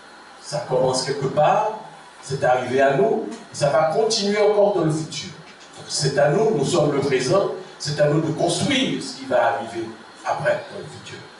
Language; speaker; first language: French; non-native, local second language; Haitian Creole